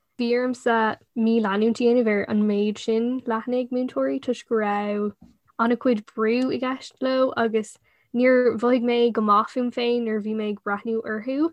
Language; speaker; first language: Irish; non-native, local second language; English